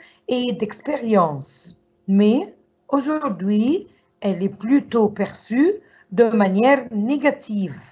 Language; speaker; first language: French; non-native, learner; Arabic